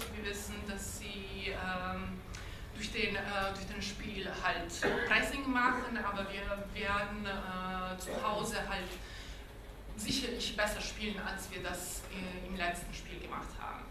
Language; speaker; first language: German; non-native, local second language; Bosnian